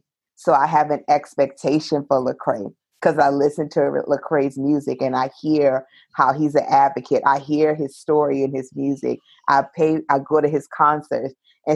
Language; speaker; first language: English; native; English